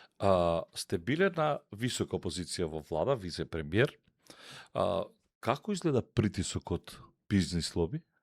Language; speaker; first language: Macedonian; native; Macedonian